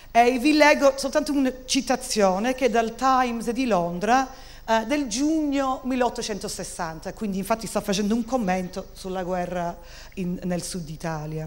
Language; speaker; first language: Italian; non-native, fluent; English